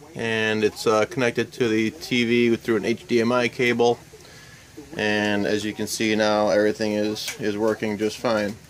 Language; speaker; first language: English; native; English